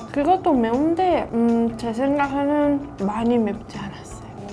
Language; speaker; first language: Korean; non-native, fluent; Persian